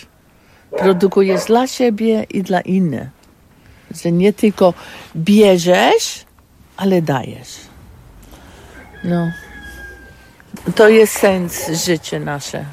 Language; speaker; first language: Polish; non-native, learner; English